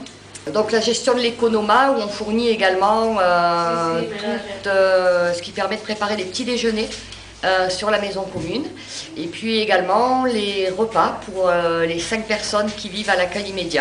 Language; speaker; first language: French; native; French